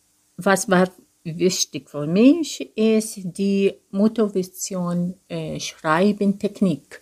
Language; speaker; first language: German; non-native, learner; Arabic